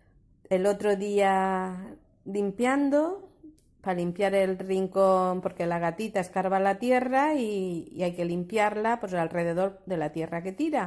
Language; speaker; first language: Spanish; native; Spanish